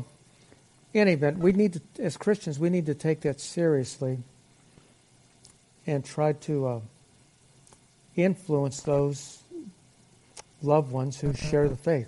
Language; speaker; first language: English; native; English